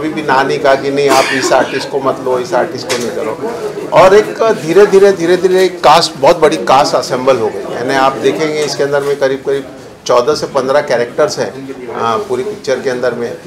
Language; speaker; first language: Hindi; non-native, local second language; Marathi